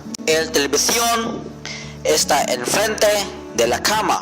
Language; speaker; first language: Spanish; non-native, learner; Cebuano